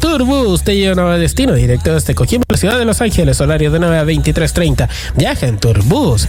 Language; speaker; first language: Spanish; native; Spanish